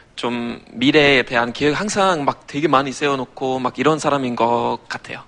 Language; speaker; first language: Korean; non-native, fluent; German